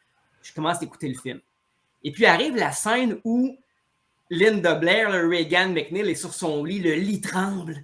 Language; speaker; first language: French; native; French